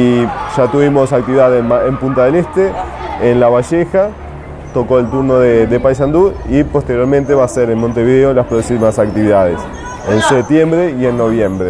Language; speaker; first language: Spanish; native; Spanish